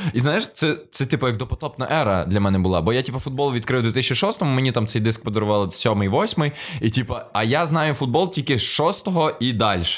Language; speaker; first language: Ukrainian; native; Ukrainian